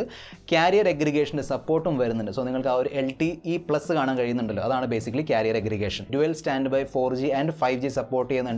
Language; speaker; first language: Malayalam; native; Malayalam